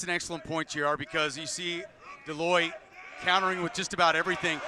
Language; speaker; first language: English; native; English